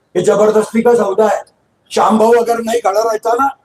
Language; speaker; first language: Hindi; non-native, local second language; Marathi